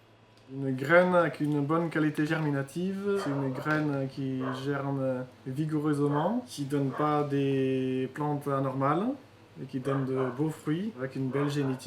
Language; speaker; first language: French; early bilingual, other home language; Dutch